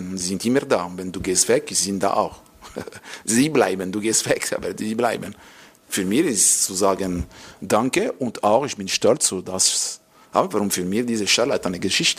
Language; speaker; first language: German; non-native, local second language; French